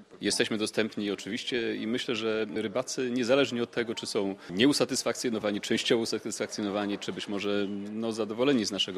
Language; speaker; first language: Polish; native; Polish